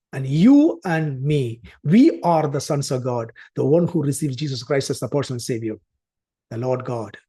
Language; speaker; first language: English; non-native, local second language; Malayalam